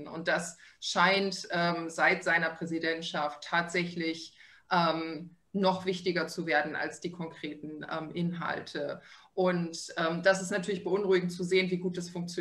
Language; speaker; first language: German; native; German